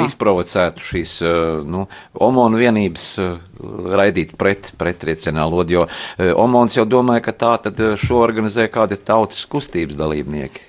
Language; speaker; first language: Latvian; native; Latvian